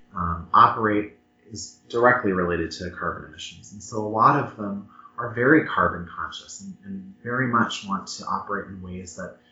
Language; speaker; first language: English; native; English